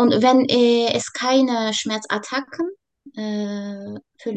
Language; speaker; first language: German; non-native, learner; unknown